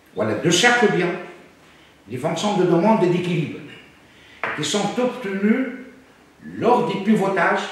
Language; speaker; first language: French; non-native, local second language; Arabic